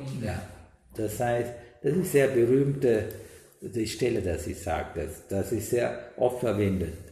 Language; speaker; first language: German; non-native, learner; Sinhala